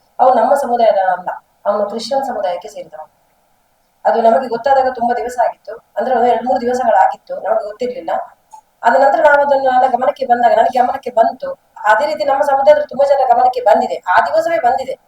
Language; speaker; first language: Kannada; non-native, local second language; Tulu